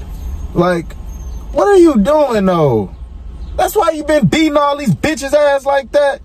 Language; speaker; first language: English; native; English